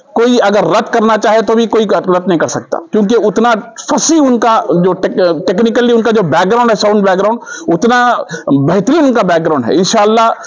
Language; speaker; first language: Urdu; native; Urdu